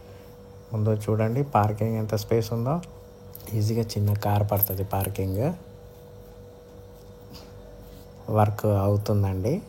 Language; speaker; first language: Telugu; native; Telugu